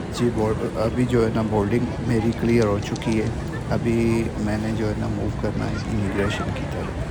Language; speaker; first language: Urdu; non-native, local second language; Punjabi